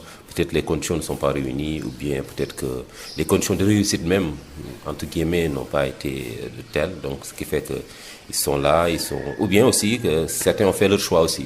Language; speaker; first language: French; non-native, local second language; Wolof